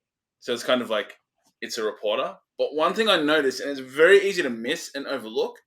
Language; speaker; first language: English; native; English